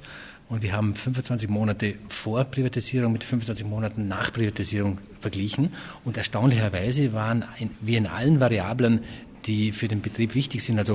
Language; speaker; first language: German; native; German